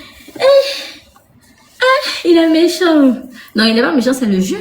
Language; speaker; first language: French; native; French